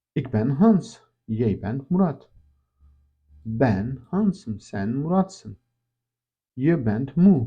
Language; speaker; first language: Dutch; non-native, fluent; Turkish